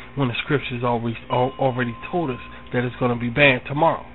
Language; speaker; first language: English; native; English